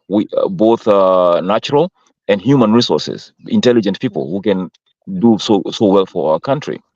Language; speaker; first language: English; non-native, local second language; Swahili